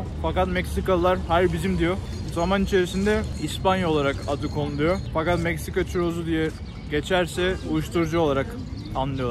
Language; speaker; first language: Turkish; native; Turkish